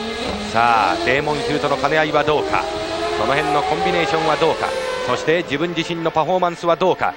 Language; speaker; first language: Japanese; native; Japanese